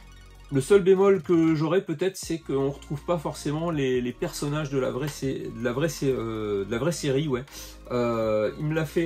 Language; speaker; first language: French; native; French